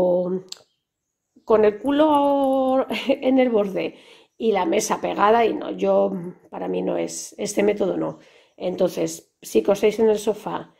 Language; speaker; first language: Spanish; native; Spanish